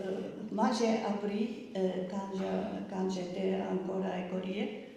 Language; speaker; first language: French; non-native, learner; Japanese